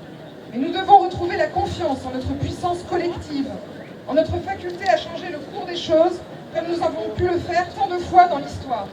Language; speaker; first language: French; native; French